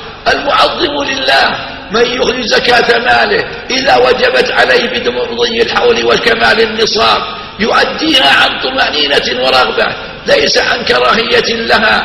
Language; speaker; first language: Arabic; native; Arabic